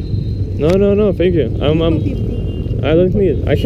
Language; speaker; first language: English; non-native, learner; Lithuanian